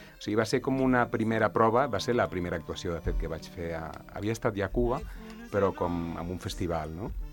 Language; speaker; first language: Catalan; non-native, local second language; Spanish